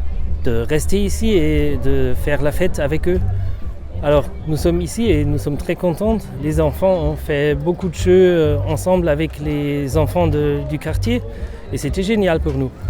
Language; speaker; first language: French; non-native, fluent; German